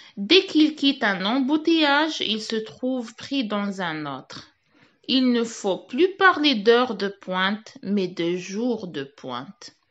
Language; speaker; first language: French; non-native, local second language; Arabic